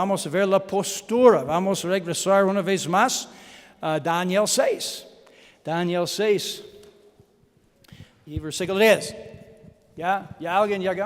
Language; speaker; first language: Spanish; non-native, learner; English